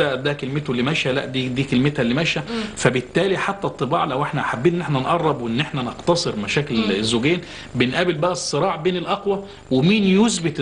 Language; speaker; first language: Arabic; native; Arabic